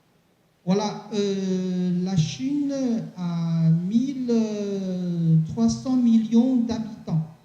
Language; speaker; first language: French; non-native, learner; Chinese